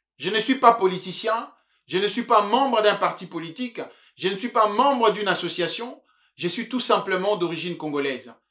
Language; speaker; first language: French; non-native, local second language; Luba-Lulua